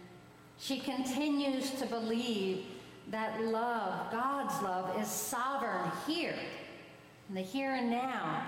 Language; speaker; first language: English; native; English